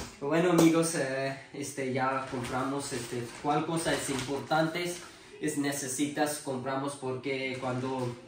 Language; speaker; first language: Spanish; non-native, learner; Urdu